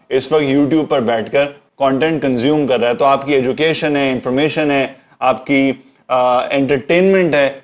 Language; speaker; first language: Urdu; native; Urdu